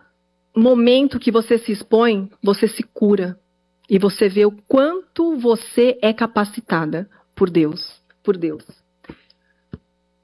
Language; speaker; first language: Portuguese; native; Portuguese